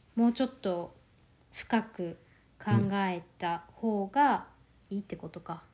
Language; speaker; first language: Japanese; native; Japanese